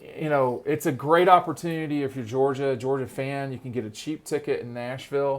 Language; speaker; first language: English; native; English